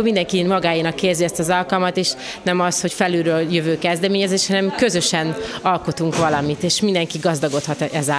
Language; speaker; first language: Hungarian; native; Hungarian